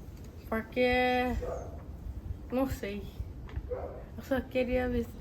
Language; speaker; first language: Portuguese; early bilingual, other home language; English